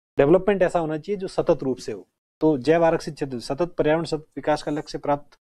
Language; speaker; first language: Hindi; native; Hindi